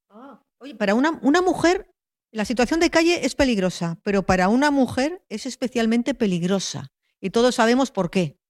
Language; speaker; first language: Spanish; native; Spanish